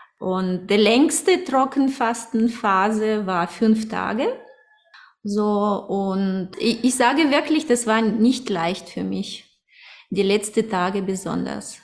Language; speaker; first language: German; non-native, fluent; Russian